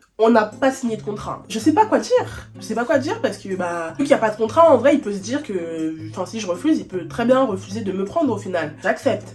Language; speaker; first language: French; native; French